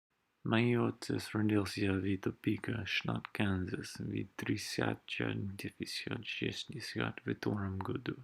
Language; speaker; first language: Russian; non-native, learner; English